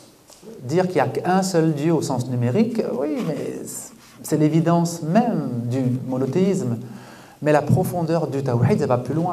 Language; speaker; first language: French; native; French